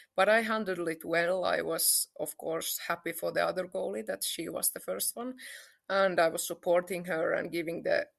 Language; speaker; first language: English; non-native, fluent; Finnish